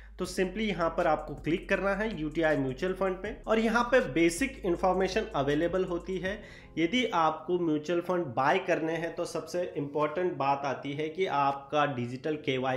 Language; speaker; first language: Hindi; native; Hindi